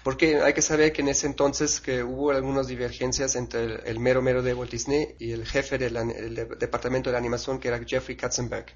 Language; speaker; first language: Spanish; non-native, fluent; German